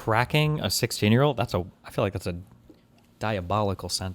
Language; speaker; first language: English; native; English